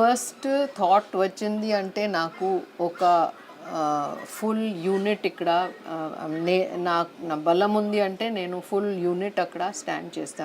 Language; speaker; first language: Telugu; non-native, fluent; Hindi